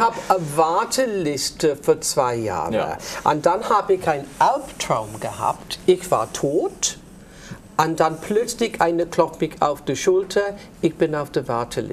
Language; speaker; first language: German; non-native, fluent; English